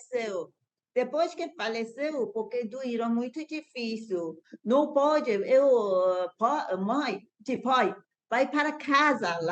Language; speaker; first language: Portuguese; non-native, learner; Persian